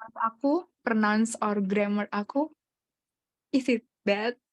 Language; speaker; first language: English; non-native, learner; Indonesian